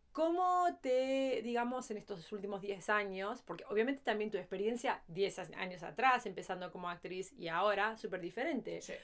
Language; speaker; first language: Spanish; early bilingual, heritage; Spanish